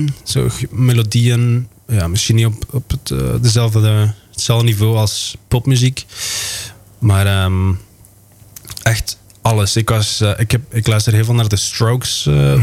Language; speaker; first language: Dutch; non-native, local second language; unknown